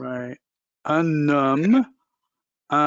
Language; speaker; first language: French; non-native, learner; English